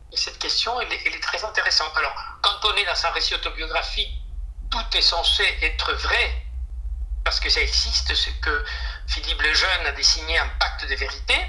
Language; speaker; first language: French; non-native, fluent; Spanish